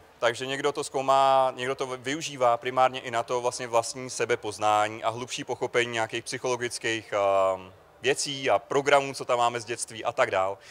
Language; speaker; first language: Czech; native; Czech